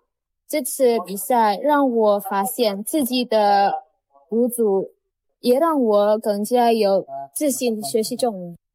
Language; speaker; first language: Chinese; non-native, learner; Indonesian